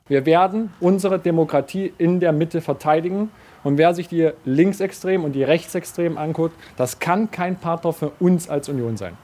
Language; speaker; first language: German; native; German